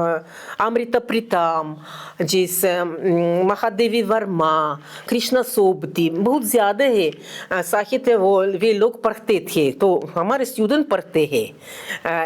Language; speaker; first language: Hindi; non-native, fluent; Russian